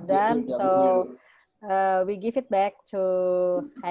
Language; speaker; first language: English; non-native, fluent; Indonesian